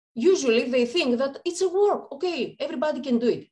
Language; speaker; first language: English; non-native, fluent; Greek